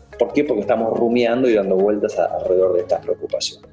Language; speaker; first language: Spanish; native; Spanish